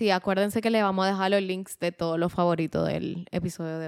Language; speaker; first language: Spanish; native; Spanish